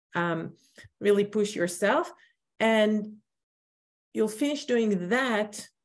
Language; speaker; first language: English; non-native, fluent; Hebrew